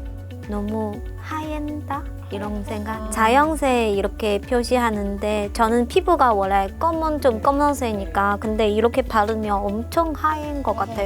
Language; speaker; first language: Korean; non-native, learner; Chinese